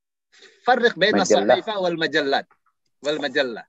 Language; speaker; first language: Arabic; non-native, fluent; Indonesian